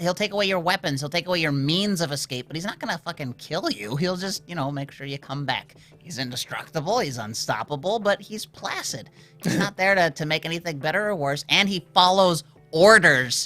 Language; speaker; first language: English; native; English